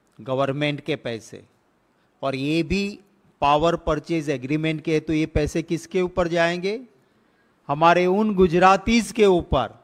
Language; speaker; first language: Hindi; non-native, local second language; Gujarati